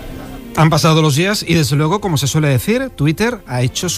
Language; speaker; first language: Spanish; native; Spanish